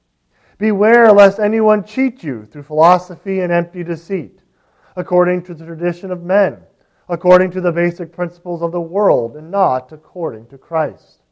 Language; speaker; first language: English; native; English